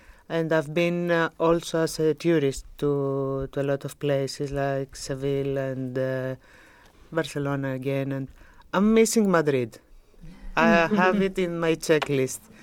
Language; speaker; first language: English; non-native, fluent; Greek